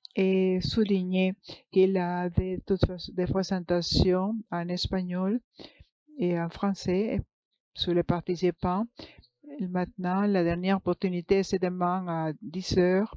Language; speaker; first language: French; non-native, fluent; English